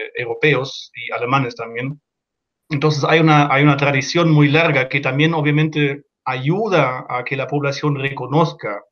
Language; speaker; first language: Spanish; non-native, fluent; German